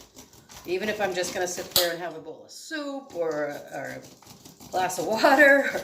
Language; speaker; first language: English; native; English